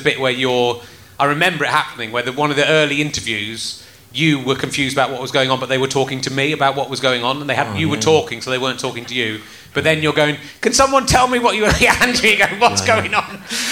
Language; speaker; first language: English; native; English